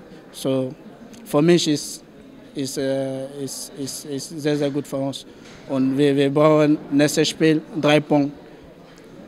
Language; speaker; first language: German; non-native, learner; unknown